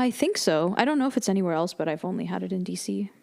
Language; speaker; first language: English; native; English